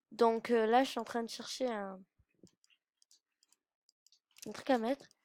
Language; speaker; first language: French; native; French